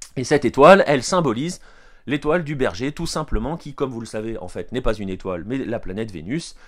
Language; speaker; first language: French; native; French